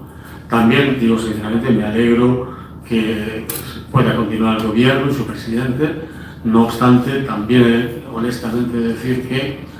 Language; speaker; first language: Spanish; native; Spanish